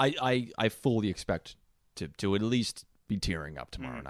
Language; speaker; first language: English; native; English